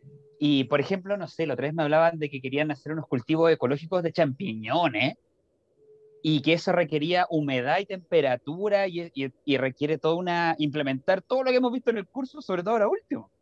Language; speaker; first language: Spanish; native; Spanish